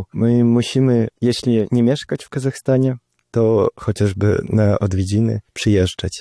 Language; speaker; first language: Polish; non-native, fluent; Russian